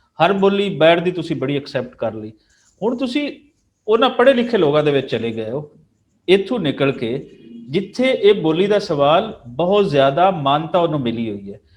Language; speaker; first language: Punjabi; native; Punjabi